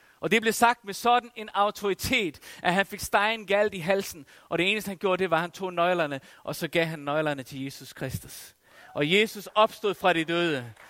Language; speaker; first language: Danish; non-native, local second language; Faroese